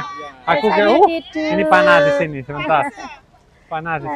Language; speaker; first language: Indonesian; non-native, learner; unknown